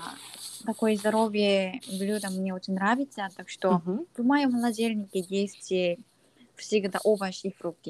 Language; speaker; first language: Russian; non-native, learner; Korean